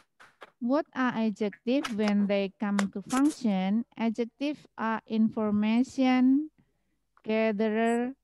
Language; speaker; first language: English; non-native, fluent; Indonesian